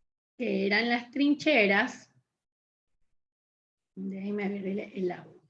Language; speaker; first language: Spanish; native; Spanish